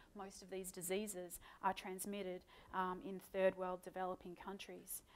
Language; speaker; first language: English; native; English